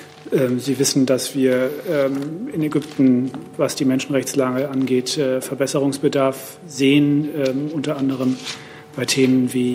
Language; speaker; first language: German; native; German